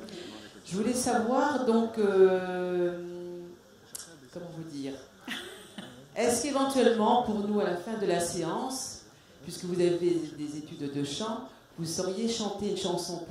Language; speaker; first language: French; native; French